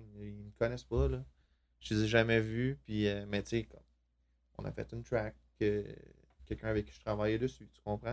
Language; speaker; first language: French; native; French